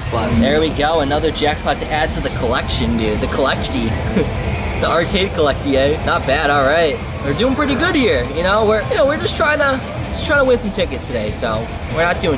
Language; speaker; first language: English; native; English